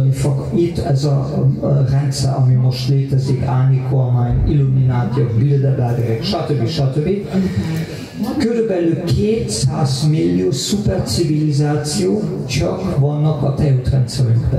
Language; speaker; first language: Hungarian; non-native, fluent; German